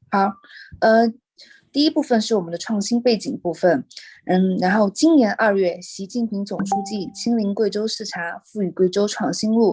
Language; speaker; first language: Chinese; native; Chinese